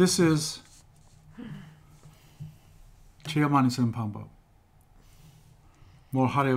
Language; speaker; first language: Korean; non-native, fluent; English